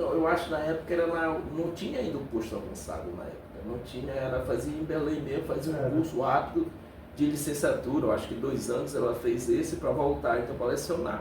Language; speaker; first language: Portuguese; native; Portuguese